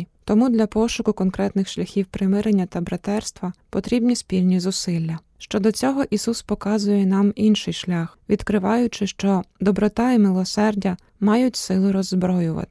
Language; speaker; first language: Ukrainian; native; Ukrainian